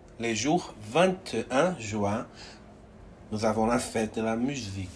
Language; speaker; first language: French; non-native, fluent; Portuguese